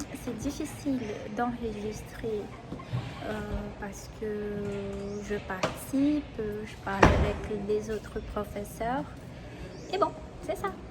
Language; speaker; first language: French; non-native, fluent; Portuguese